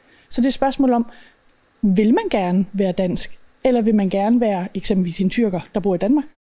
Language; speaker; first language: Danish; non-native, fluent; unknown